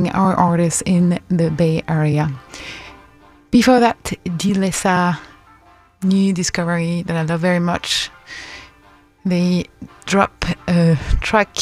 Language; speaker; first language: English; non-native, fluent; French